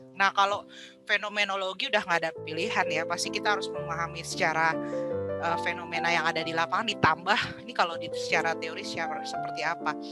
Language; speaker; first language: Indonesian; native; Indonesian